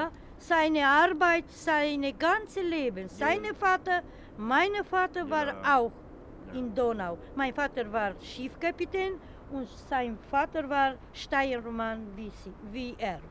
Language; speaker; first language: German; non-native, learner; Romanian